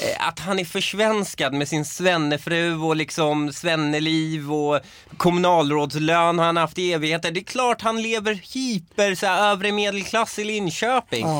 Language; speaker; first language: Swedish; early bilingual, other home language; Persian